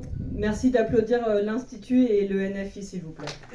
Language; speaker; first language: French; native; French